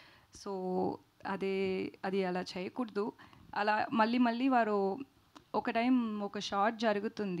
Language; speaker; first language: Telugu; non-native, learner; Tamil